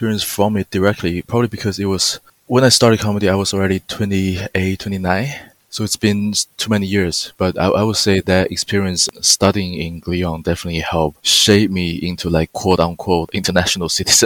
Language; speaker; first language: English; non-native, fluent; Chinese